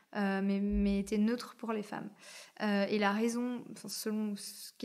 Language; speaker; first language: French; native; French